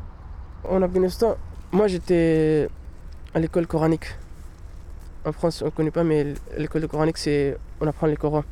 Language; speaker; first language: French; non-native, learner; Pashto